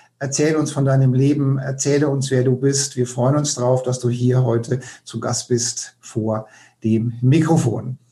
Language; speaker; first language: German; native; German